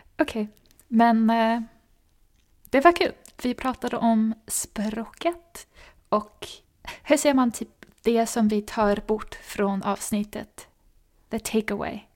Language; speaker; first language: Swedish; non-native, fluent; English